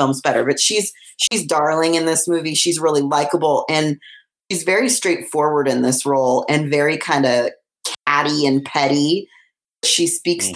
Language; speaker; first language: English; native; English